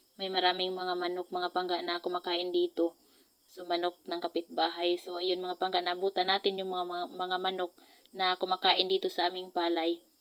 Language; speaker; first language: Filipino; non-native, local second language; Cebuano